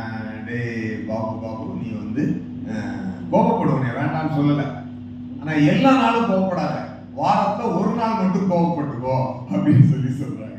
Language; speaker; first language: Tamil; native; Tamil